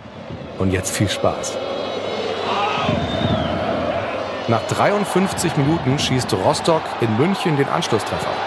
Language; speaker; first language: German; native; German